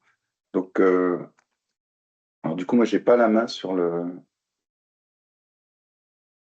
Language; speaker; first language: French; native; French